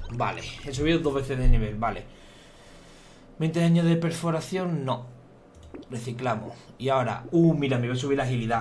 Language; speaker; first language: Spanish; native; Spanish